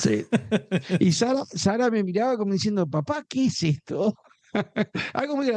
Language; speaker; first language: Spanish; native; Spanish